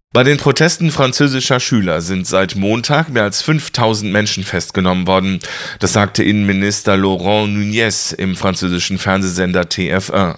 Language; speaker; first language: German; native; German